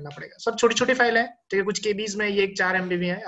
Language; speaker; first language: Hindi; native; Hindi